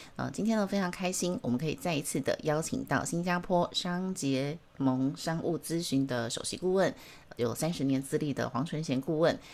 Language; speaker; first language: Chinese; native; Chinese